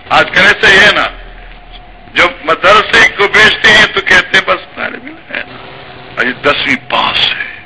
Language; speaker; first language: Urdu; non-native, local second language; Pashto